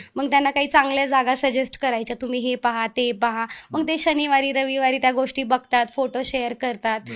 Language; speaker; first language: Marathi; non-native, local second language; Hindi